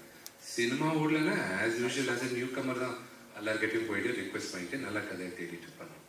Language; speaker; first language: Tamil; non-native, local second language; Malayalam